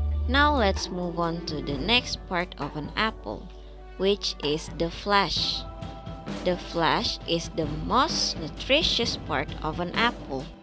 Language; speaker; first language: English; non-native, fluent; Indonesian